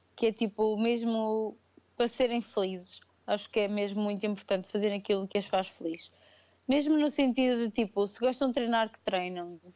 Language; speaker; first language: Portuguese; native; Portuguese